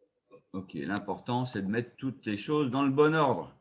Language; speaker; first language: French; native; French